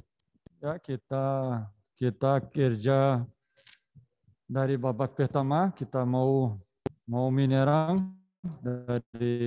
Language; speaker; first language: Indonesian; non-native, fluent; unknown